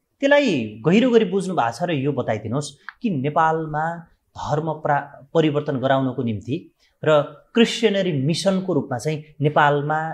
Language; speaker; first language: Nepali; native; Nepali